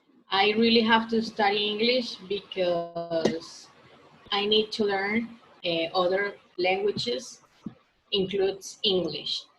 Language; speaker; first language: English; non-native, learner; Spanish